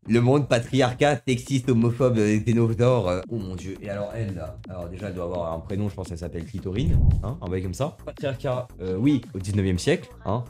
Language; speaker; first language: French; native; French